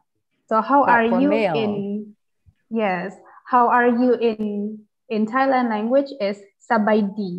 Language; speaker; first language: English; non-native, fluent; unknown